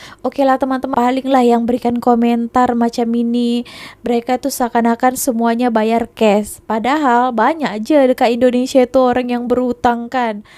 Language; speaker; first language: Indonesian; native; Indonesian